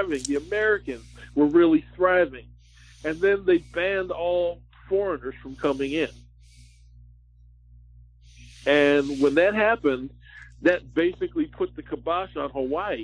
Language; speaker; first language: English; native; English